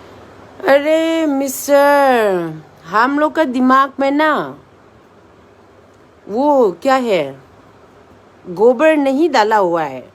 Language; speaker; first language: Hindi; non-native, local second language; Manipuri